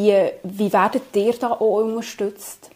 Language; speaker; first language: German; native; German